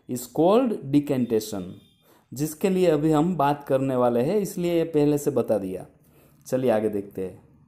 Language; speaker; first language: Hindi; non-native, local second language; Gujarati